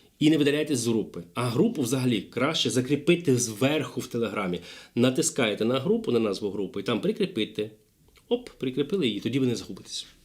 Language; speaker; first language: Ukrainian; non-native, local second language; Russian